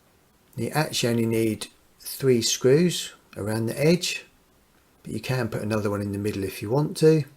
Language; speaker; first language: English; native; English